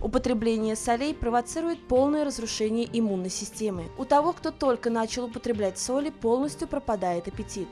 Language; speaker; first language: Russian; native; Russian